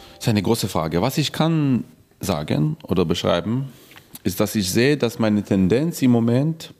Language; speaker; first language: German; non-native, fluent; Hebrew